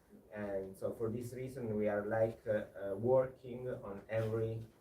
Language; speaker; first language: English; non-native, learner; Italian